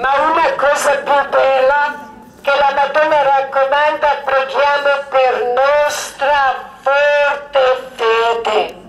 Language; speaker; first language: Italian; non-native, learner; Croatian